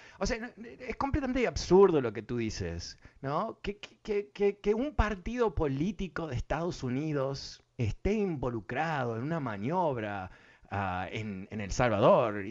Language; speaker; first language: Spanish; early bilingual, other home language; English